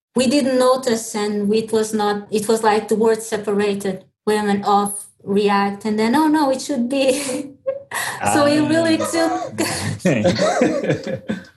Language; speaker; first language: English; early bilingual, other home language; Portuguese